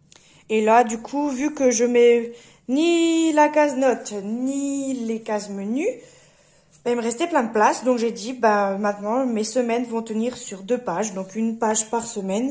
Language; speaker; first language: French; native; French